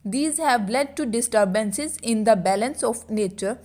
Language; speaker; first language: English; non-native, local second language; Punjabi